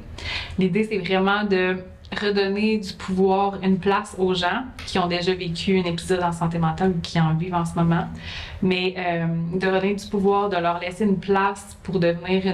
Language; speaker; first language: French; native; French